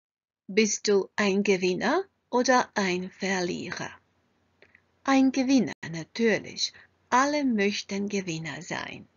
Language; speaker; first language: German; non-native, fluent; Croatian